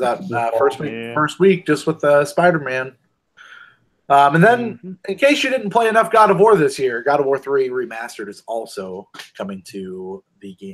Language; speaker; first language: English; native; English